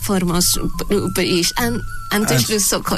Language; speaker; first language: Portuguese; non-native, fluent; Thai